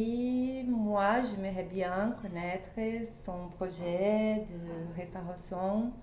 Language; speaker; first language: French; non-native, fluent; Portuguese